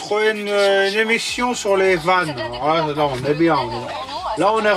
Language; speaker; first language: French; native; French